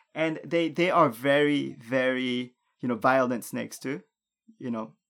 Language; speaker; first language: English; non-native, fluent; Japanese